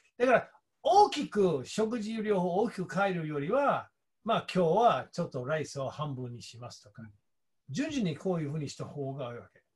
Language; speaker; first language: Japanese; non-native, fluent; English